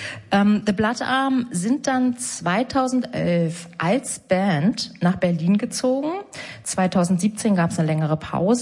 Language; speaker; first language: German; native; German